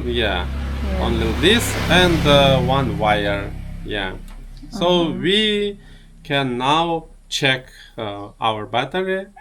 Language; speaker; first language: English; non-native, learner; Russian